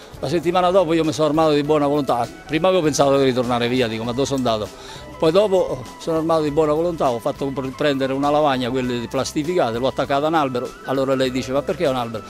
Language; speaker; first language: Italian; native; Italian